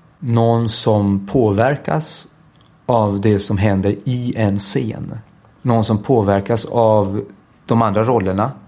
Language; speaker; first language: Swedish; early bilingual, heritage; Swedish